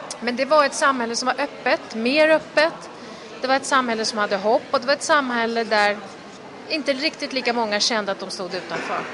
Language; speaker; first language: Swedish; early bilingual, other home language; Kurdish